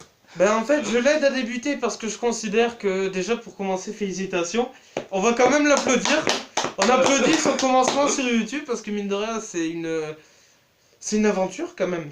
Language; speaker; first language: French; native; French